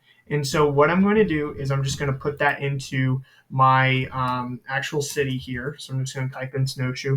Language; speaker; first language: English; native; English